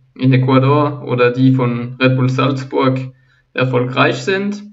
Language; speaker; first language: German; non-native, fluent; French